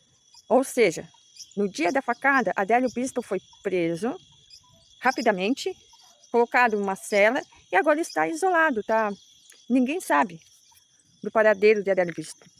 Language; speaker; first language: Portuguese; native; Portuguese